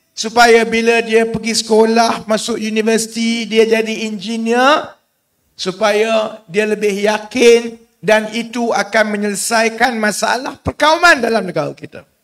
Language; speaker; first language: Malay; native; Malay